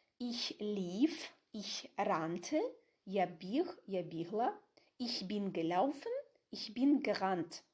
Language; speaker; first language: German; non-native, fluent; Ukrainian